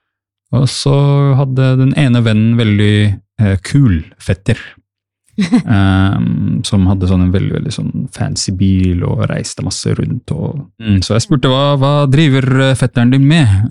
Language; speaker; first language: Norwegian; early bilingual, other home language; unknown